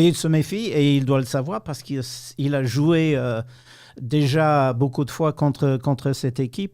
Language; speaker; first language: French; non-native, fluent; English